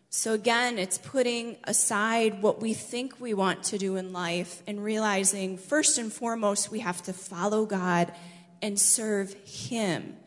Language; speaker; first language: English; native; English